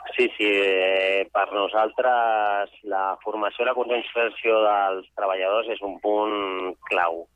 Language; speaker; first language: Catalan; non-native, local second language; Spanish